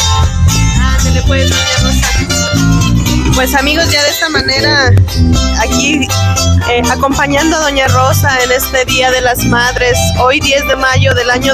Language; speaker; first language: Spanish; native; Spanish